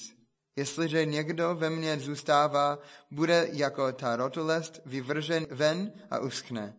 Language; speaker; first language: Czech; non-native, fluent; English